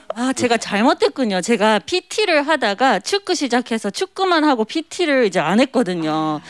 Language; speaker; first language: Korean; non-native, fluent; English